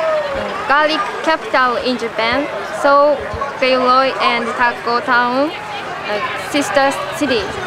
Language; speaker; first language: English; non-native, learner; Japanese